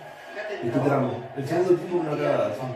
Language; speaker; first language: Spanish; native; Spanish